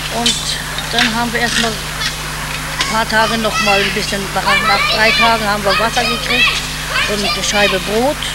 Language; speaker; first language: German; native; German